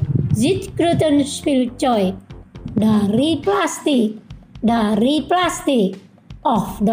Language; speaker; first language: German; non-native, fluent; Indonesian